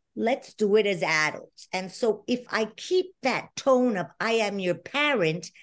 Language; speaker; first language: English; non-native, fluent; Spanish